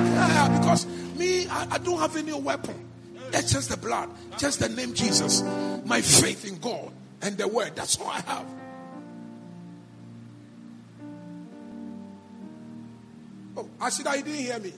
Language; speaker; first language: English; non-native, local second language; Akan